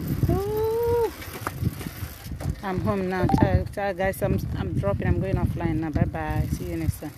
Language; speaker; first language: English; non-native, local second language; Igbo